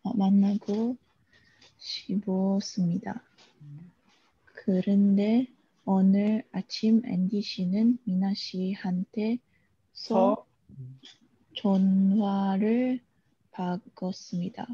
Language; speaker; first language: Korean; non-native, learner; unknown